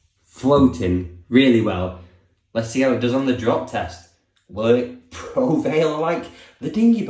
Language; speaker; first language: English; native; English